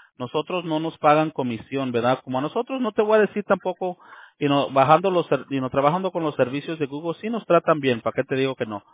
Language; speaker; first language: Spanish; early bilingual, heritage; Spanish